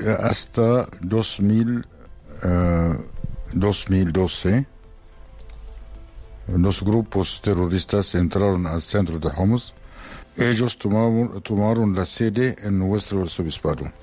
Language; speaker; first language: Spanish; non-native, fluent; Arabic